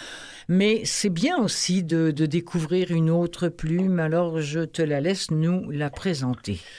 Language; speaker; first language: French; native; French